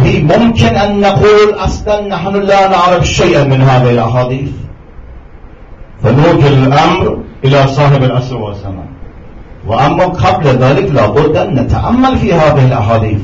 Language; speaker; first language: Arabic; non-native, fluent; Persian